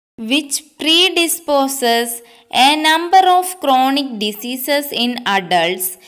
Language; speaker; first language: English; non-native, local second language; Malayalam